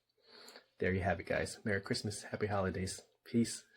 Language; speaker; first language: English; native; English